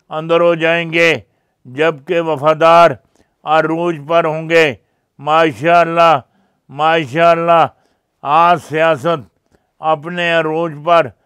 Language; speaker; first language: Urdu; non-native, local second language; Punjabi